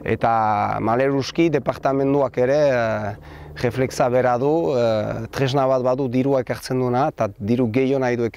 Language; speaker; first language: Basque; native; Basque